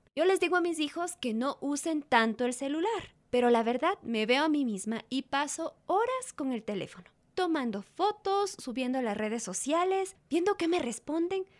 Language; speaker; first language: Spanish; native; Spanish